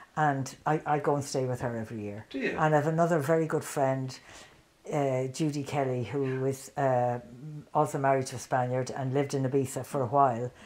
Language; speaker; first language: English; native; English